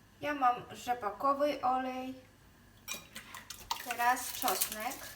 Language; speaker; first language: Polish; non-native, fluent; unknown